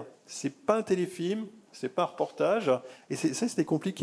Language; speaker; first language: French; native; French